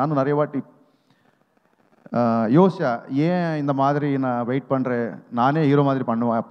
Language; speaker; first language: Tamil; non-native, learner; Telugu